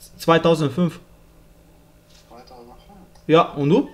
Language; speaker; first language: German; non-native, learner; Bulgarian